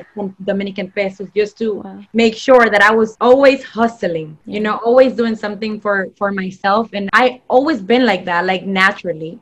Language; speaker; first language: English; non-native, fluent; Spanish